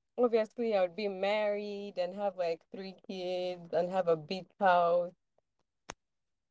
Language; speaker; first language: English; non-native, local second language; Ganda